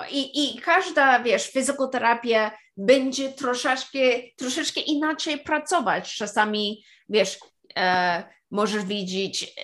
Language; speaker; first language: Polish; early bilingual, heritage; Polish